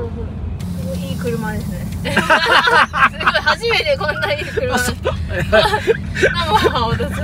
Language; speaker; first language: Japanese; native; Japanese